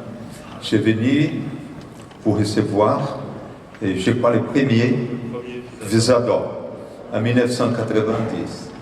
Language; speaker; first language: French; non-native, fluent; Portuguese